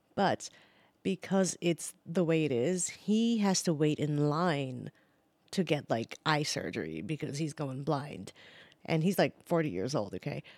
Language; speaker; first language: English; native; English